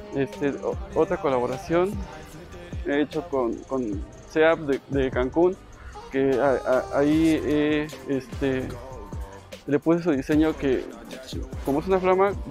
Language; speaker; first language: Spanish; native; Spanish